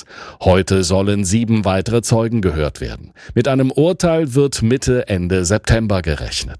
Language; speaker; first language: German; native; German